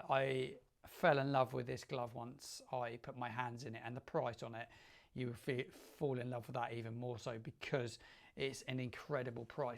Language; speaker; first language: English; native; English